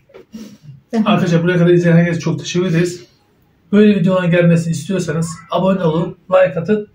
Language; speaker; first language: Turkish; native; Turkish